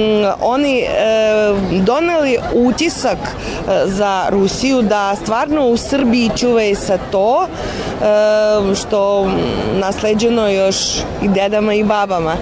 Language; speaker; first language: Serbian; non-native, fluent; Russian